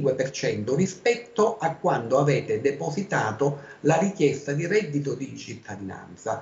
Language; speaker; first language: Italian; native; Italian